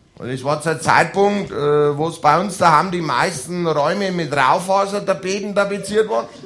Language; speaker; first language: German; native; German